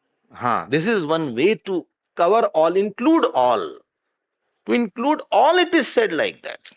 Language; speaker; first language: English; non-native, local second language; Hindi